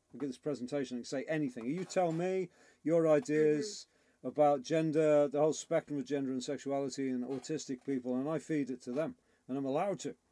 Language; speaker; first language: English; native; English